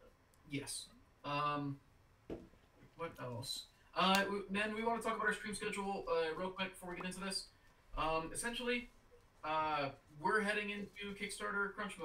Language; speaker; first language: English; native; English